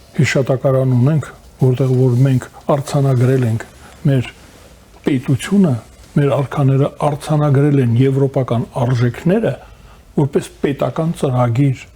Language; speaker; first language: Armenian; native; Armenian